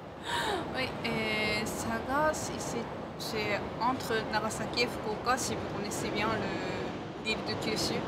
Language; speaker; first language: French; non-native, fluent; Japanese